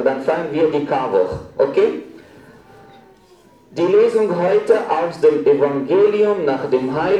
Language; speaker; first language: German; non-native, fluent; Arabic